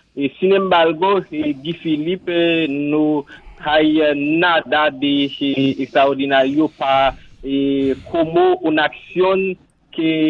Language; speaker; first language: Spanish; non-native, learner; Haitian Creole